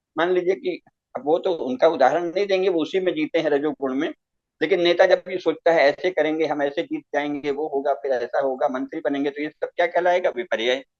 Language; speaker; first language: Hindi; native; Hindi